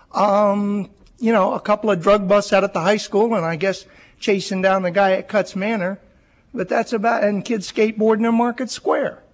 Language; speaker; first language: English; native; English